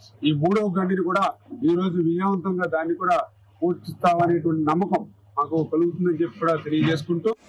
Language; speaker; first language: Telugu; native; Telugu